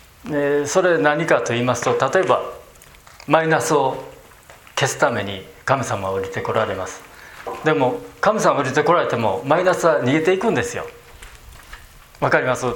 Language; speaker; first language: Japanese; native; Japanese